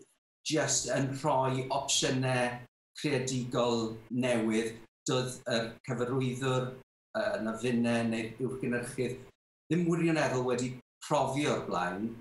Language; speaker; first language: Welsh; native; Welsh